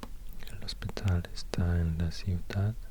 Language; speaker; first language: Spanish; non-native, learner; Swedish